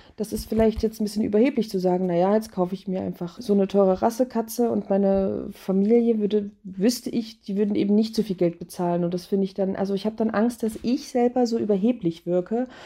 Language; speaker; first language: German; native; German